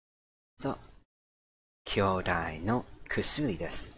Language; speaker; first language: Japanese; non-native, learner; English